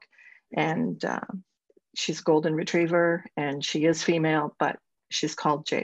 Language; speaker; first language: English; native; English